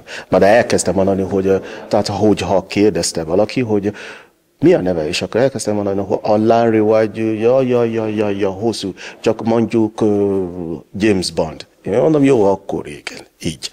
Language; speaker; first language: Hungarian; non-native, learner; Yoruba